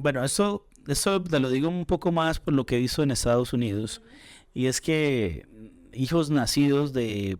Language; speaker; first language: Spanish; native; Spanish